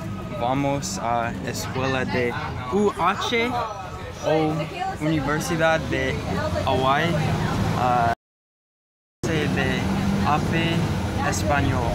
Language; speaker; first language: Spanish; non-native, learner; English